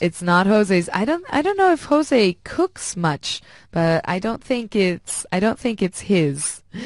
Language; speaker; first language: English; non-native, fluent; Spanish